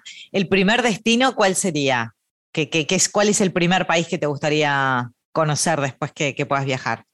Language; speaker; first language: Spanish; native; Spanish